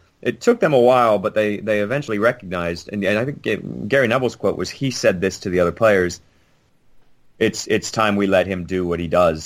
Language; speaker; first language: English; native; English